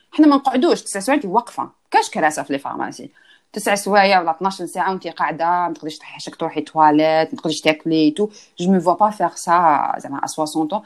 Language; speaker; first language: French; non-native, local second language; Arabic